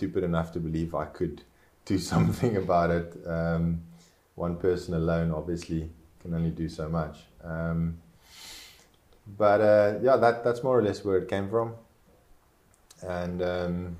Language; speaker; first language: English; non-native, local second language; Afrikaans